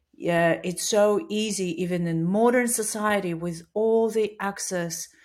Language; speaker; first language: English; non-native, fluent; Russian